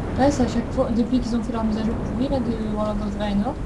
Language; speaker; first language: French; native; French